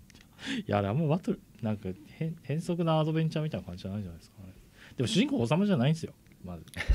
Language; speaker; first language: Japanese; native; Japanese